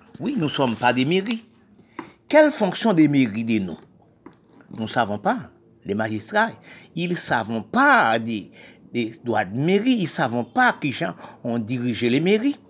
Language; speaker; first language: French; non-native, local second language; Haitian Creole